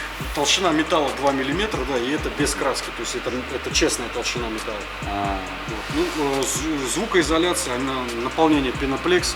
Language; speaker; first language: Russian; native; Russian